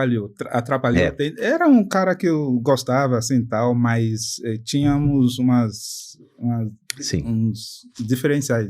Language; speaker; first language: Portuguese; non-native, fluent; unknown